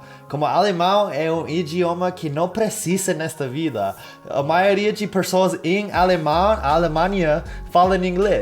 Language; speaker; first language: Portuguese; non-native, fluent; English